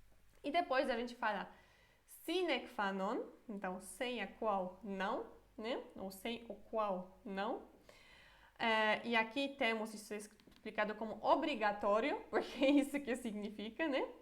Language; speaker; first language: Portuguese; non-native, fluent; Polish